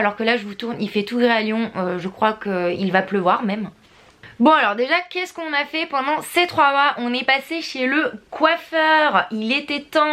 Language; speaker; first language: French; native; French